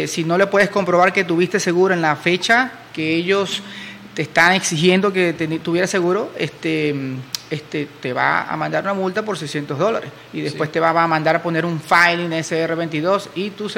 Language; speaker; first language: Spanish; native; Spanish